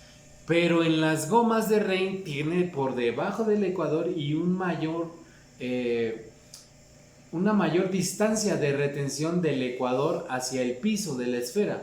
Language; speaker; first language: Spanish; native; Spanish